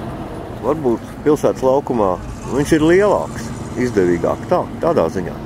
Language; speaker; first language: Latvian; native; Latvian